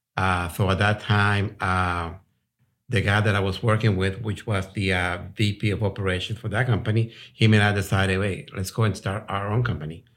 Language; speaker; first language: English; non-native, fluent; Spanish